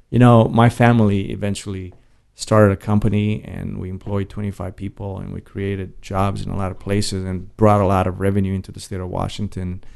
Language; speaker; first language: English; non-native, fluent; Romanian